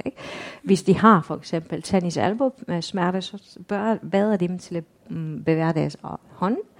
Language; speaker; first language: Danish; non-native, fluent; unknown